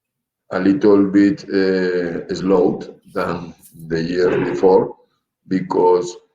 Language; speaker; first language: English; non-native, learner; Spanish